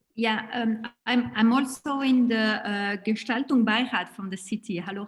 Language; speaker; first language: English; non-native, fluent; German